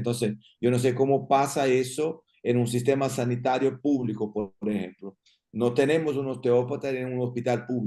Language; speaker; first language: Spanish; non-native, fluent; Portuguese